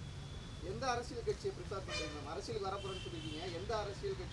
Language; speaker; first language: Tamil; native; Tamil